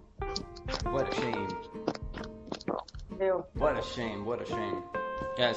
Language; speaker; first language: English; non-native, fluent; Spanish